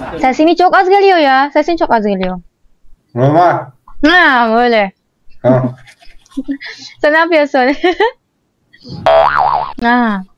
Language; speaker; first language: Turkish; non-native, learner; Indonesian